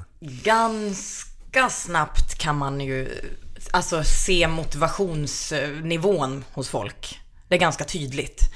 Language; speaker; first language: Swedish; early bilingual, other home language; Finnish